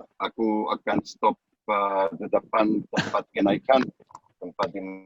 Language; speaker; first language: Indonesian; non-native, learner; Hebrew